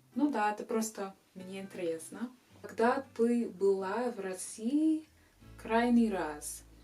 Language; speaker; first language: Russian; non-native, fluent; English